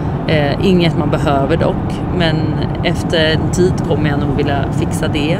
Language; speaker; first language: Swedish; native; Swedish